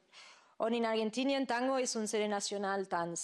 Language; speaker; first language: German; non-native, fluent; Spanish